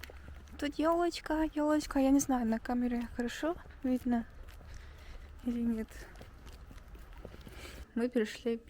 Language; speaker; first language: Russian; non-native, fluent; Mongolian